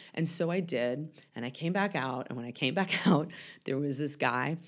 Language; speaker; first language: English; native; English